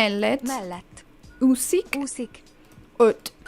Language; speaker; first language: Hungarian; non-native, learner; English